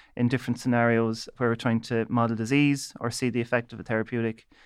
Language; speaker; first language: English; native; English